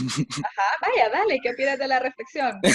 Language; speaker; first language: Spanish; native; Spanish